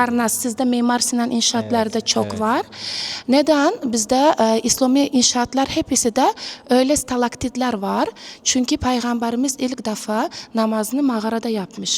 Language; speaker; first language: Turkish; non-native, learner; Uzbek